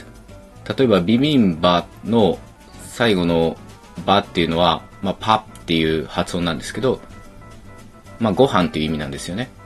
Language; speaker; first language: Japanese; native; Japanese